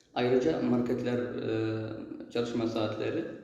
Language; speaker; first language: Turkish; non-native, learner; Arabic